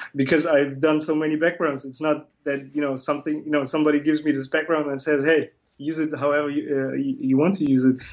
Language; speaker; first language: English; early bilingual, other home language; Kurdish